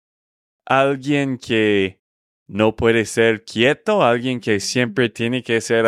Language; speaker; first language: Spanish; non-native, fluent; English